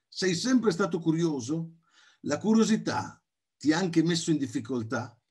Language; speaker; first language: Italian; native; Italian